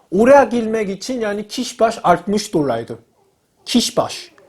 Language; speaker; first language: Turkish; non-native, learner; Korean